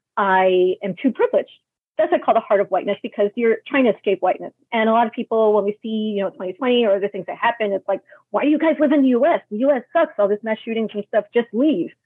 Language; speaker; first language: English; native; English